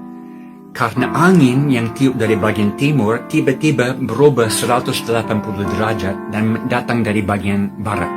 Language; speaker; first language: Indonesian; non-native, fluent; English